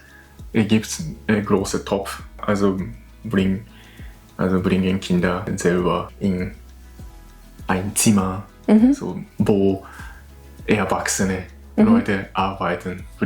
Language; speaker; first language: German; non-native, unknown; Japanese